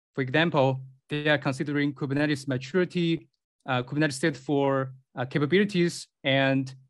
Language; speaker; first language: English; non-native, fluent; Chinese